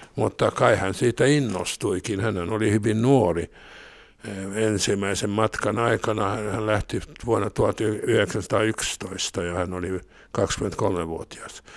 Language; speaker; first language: Finnish; non-native, local second language; Swedish